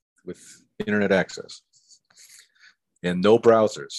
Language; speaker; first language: English; native; English